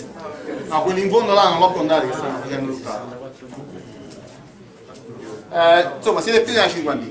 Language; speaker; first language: Italian; native; Italian